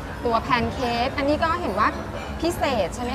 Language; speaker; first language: Thai; native; Thai